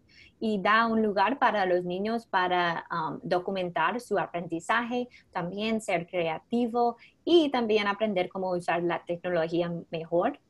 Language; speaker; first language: Spanish; non-native, fluent; English